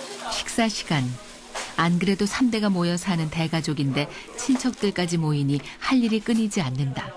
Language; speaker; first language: Korean; native; Korean